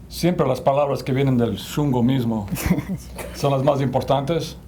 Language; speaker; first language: Spanish; native; Spanish